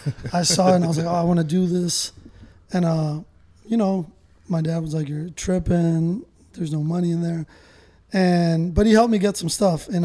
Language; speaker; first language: English; native; English